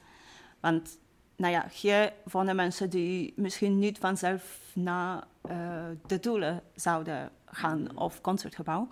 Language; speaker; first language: Dutch; non-native, fluent; Polish